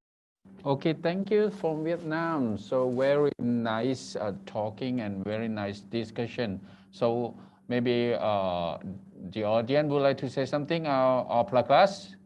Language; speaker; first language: English; non-native, learner; Thai